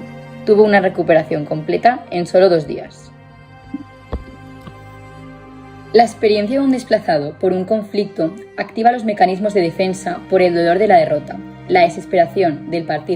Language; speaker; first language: Spanish; native; Spanish